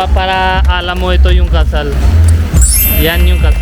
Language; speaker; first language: Filipino; non-native, learner; Punjabi